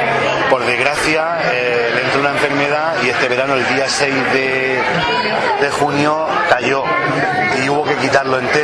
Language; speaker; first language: Spanish; native; Spanish